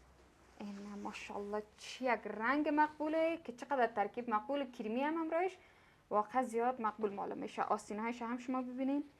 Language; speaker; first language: Persian; native; Persian